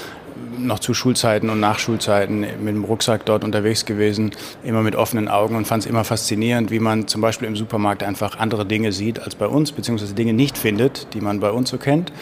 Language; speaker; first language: German; native; German